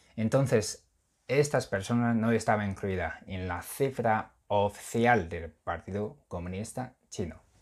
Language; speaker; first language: Spanish; non-native, fluent; Chinese